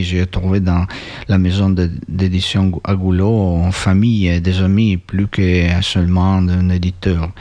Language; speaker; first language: French; non-native, learner; Italian